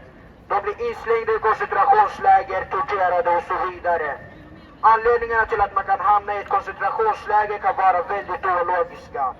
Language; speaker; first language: Swedish; early bilingual, other home language; Uyghur